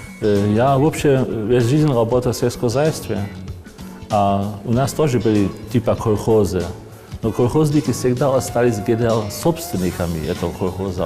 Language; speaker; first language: Russian; non-native, fluent; German